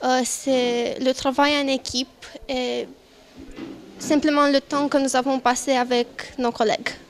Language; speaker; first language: French; non-native, fluent; Romanian